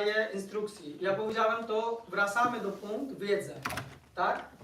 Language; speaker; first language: Polish; non-native, learner; Hindi